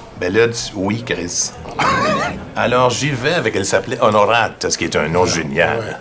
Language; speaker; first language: French; native; French